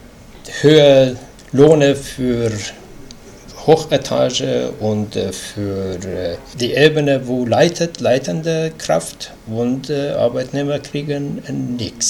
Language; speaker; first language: German; non-native, fluent; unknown